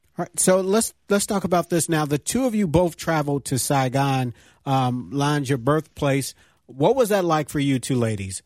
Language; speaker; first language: English; native; English